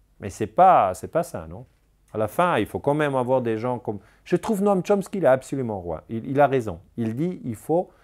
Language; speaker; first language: French; non-native, local second language; German